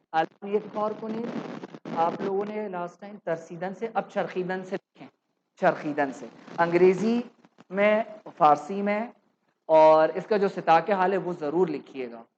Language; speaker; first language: Urdu; native; Urdu